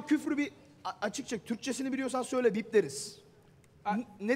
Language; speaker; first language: Turkish; native; Turkish